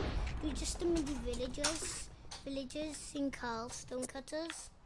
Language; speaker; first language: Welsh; non-native, local second language; English